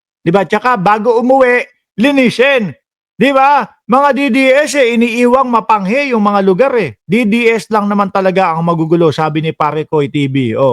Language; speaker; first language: Filipino; native; Filipino